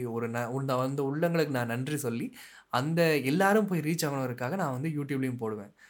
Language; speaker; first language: Tamil; native; Tamil